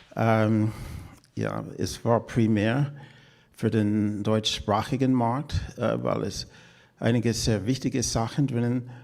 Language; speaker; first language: German; non-native, fluent; English